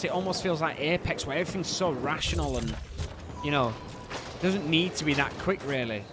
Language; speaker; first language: English; native; English